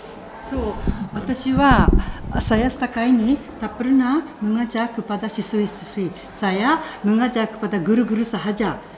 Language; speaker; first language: Indonesian; non-native, fluent; Japanese